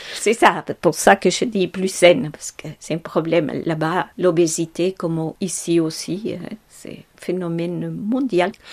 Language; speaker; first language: French; non-native, fluent; Spanish